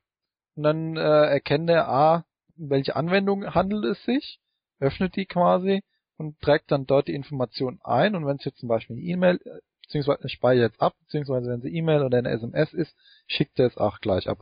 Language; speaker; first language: German; native; German